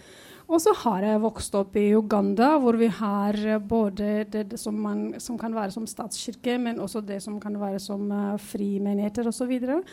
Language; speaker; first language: Norwegian; non-native, fluent; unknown